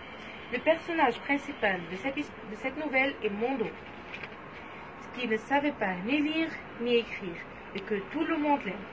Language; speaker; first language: French; non-native, fluent; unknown